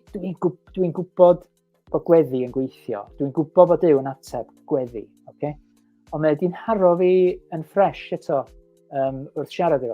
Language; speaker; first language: Welsh; native; Welsh